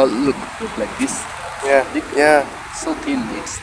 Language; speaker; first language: English; non-native, learner; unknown